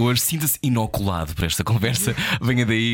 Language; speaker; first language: Portuguese; native; Portuguese